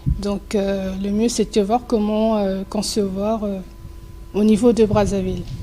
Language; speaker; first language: French; early bilingual, other home language; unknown